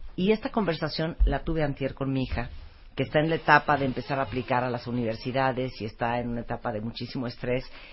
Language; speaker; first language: Spanish; early bilingual, other home language; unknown